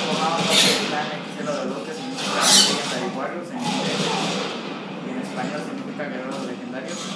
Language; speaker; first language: Spanish; native; Spanish